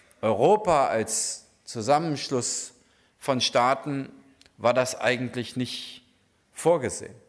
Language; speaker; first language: German; native; German